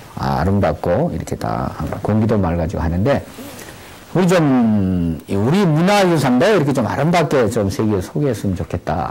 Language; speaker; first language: Korean; native; Korean